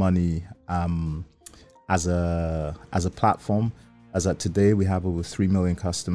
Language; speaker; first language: English; non-native, local second language; Yoruba